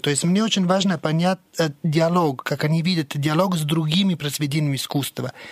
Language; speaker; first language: Russian; non-native, fluent; Italian